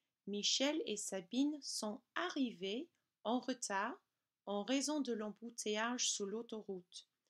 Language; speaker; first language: French; non-native, fluent; English